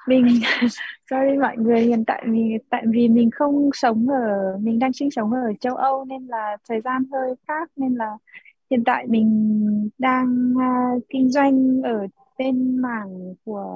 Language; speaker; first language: Vietnamese; early bilingual, heritage; Vietnamese